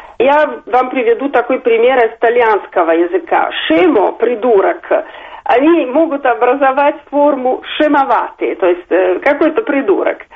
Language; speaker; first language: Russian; non-native, fluent; Italian